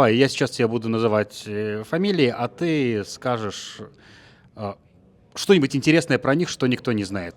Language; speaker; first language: Russian; native; Russian